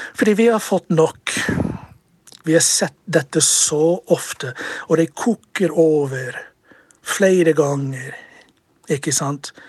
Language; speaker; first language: Norwegian; non-native, fluent; English